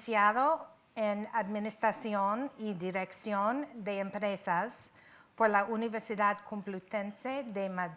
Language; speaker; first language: Spanish; non-native, fluent; English